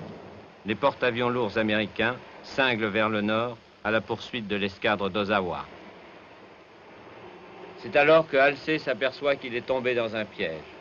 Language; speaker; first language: French; native; French